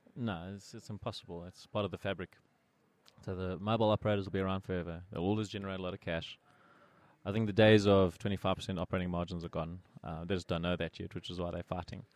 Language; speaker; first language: English; native; English